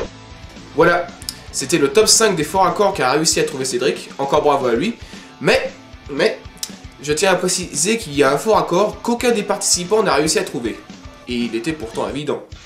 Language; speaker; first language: French; native; French